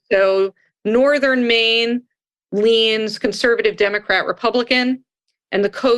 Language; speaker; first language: English; native; English